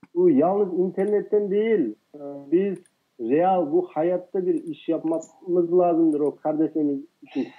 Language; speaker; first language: Turkish; non-native, fluent; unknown